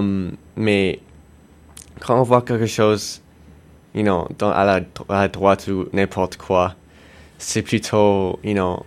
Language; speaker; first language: French; non-native, local second language; English